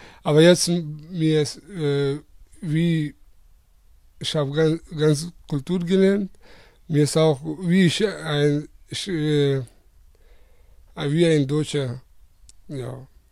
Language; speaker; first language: German; non-native, learner; Persian